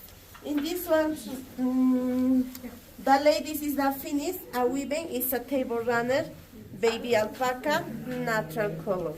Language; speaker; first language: English; non-native, learner; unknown